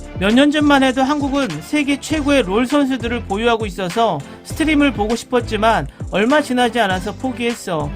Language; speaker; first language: Korean; native; Korean